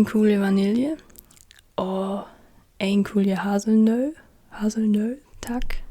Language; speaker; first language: Danish; non-native, learner; German